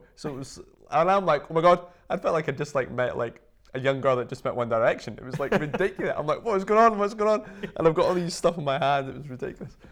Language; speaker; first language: English; native; English